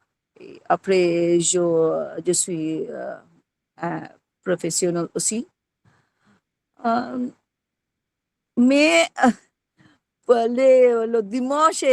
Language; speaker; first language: French; non-native, learner; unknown